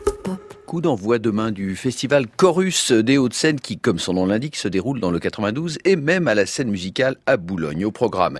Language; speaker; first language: French; native; French